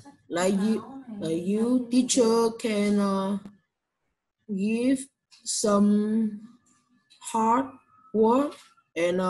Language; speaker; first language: English; non-native, learner; Vietnamese